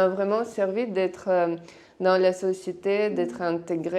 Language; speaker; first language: French; non-native, fluent; Russian